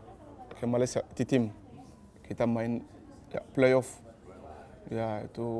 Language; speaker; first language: Indonesian; non-native, learner; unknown